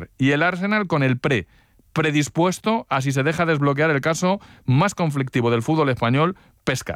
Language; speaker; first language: Spanish; native; Spanish